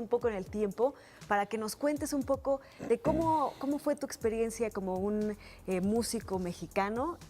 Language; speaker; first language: Spanish; native; Spanish